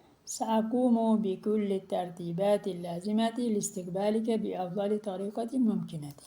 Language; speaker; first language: Arabic; non-native, fluent; Uzbek